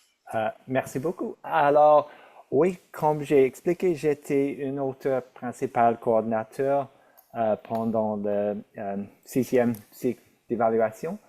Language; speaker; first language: French; non-native, local second language; English